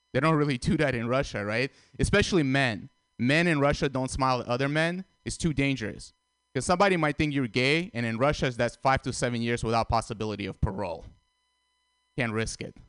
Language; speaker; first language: English; early bilingual, other home language; Russian